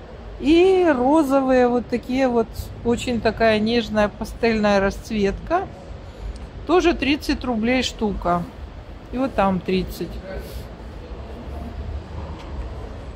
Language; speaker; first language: Russian; native; Russian